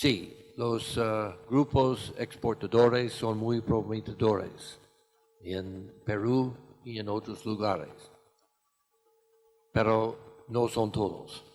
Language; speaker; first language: Spanish; non-native, fluent; English